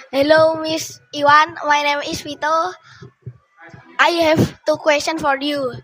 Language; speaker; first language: English; non-native, learner; Indonesian